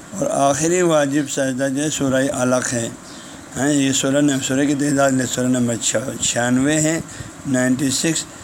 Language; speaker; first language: Urdu; non-native, local second language; Balti